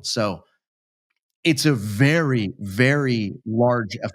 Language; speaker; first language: English; native; English